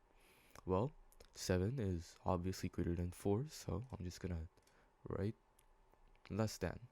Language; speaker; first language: English; native; English